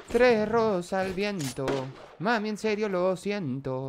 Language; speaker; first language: Spanish; native; Spanish